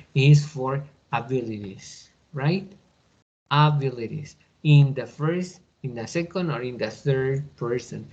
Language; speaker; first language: English; non-native, learner; Spanish